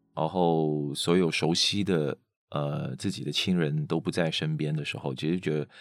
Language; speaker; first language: Chinese; non-native, local second language; Hakka Chinese